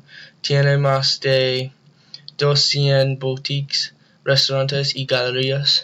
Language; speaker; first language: Spanish; non-native, learner; English